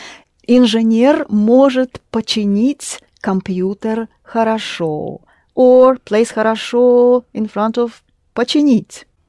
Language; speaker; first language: Russian; non-native, fluent; English